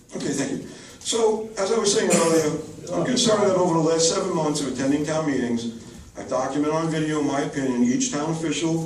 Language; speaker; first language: English; native; English